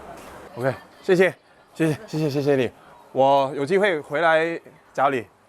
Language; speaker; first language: Chinese; non-native, local second language; Cantonese